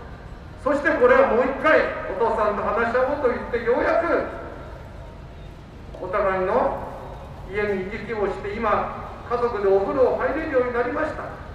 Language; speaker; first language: Japanese; native; Japanese